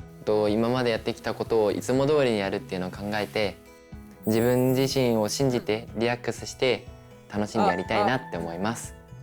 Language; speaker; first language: Japanese; native; Japanese